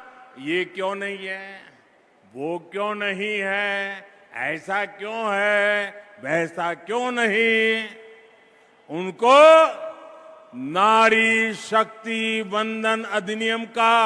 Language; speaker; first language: Hindi; non-native, local second language; Gujarati